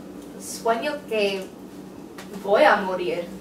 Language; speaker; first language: Spanish; non-native, learner; English